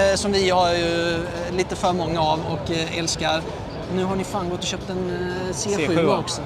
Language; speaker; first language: Swedish; native; Swedish